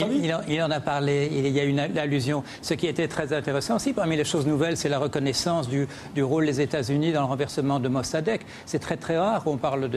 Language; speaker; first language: French; native; French